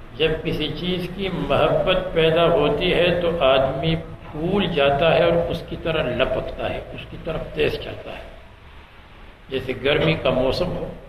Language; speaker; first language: Urdu; non-native, local second language; Pashto